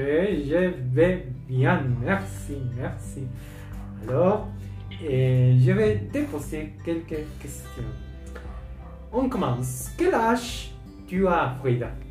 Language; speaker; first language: French; non-native, fluent; Spanish